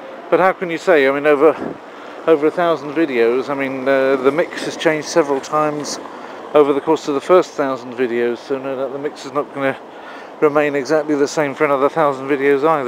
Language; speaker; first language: English; native; English